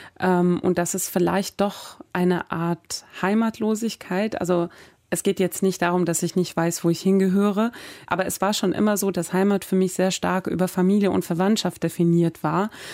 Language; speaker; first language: German; early bilingual, other home language; Persian